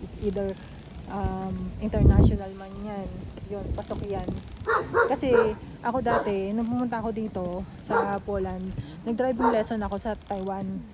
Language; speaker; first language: Filipino; native; Filipino